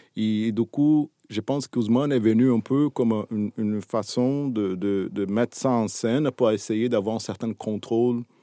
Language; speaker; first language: French; non-native, fluent; Portuguese